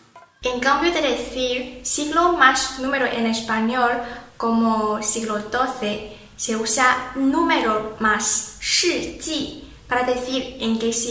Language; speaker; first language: Spanish; non-native, fluent; Chinese